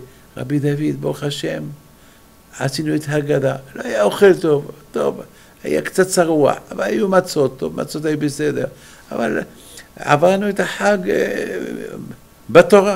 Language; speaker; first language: Hebrew; non-native, fluent; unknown